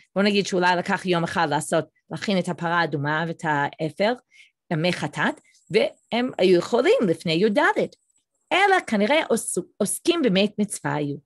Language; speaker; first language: Hebrew; non-native, fluent; English